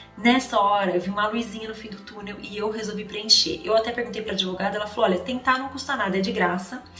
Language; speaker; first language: Portuguese; native; Portuguese